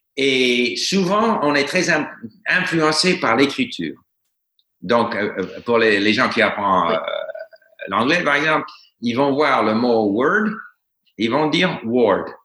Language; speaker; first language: French; non-native, fluent; English